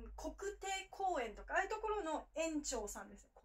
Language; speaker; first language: Japanese; native; Japanese